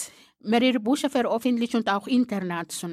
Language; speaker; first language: German; non-native, fluent; Arabic